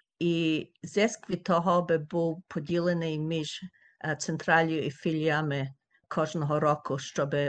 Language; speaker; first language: Ukrainian; early bilingual, heritage; Ukrainian